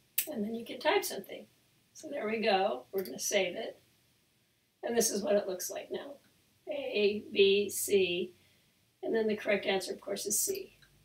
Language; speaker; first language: English; native; English